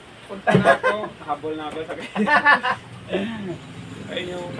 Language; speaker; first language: Filipino; non-native, learner; Punjabi